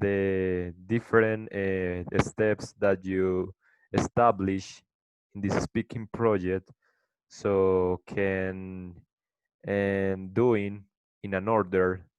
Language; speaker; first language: English; non-native, learner; Spanish